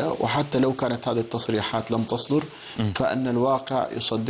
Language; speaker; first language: Arabic; native; Arabic